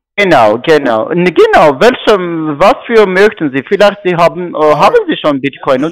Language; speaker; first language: German; non-native, learner; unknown